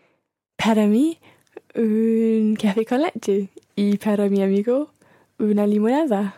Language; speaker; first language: Spanish; non-native, learner; English